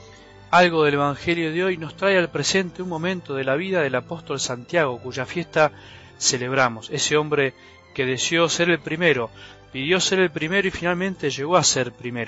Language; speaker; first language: Spanish; native; Spanish